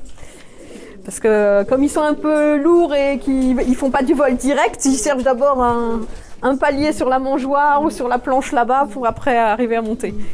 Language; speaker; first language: French; native; French